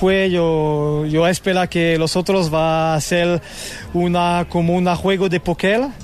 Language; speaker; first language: Spanish; non-native, learner; French